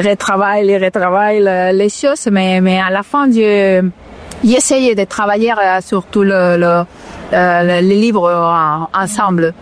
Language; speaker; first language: French; non-native, fluent; Spanish